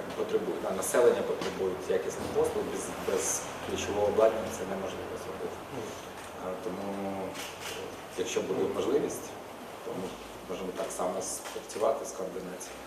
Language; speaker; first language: Ukrainian; native; Ukrainian